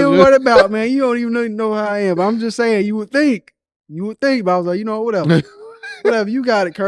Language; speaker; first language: English; native; English